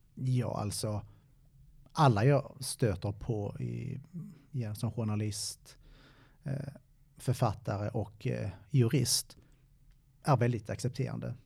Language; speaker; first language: Swedish; native; Swedish